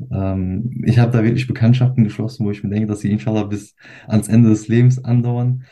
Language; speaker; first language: German; early bilingual, other home language; Turkish